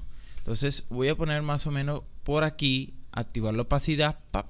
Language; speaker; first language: Spanish; native; Spanish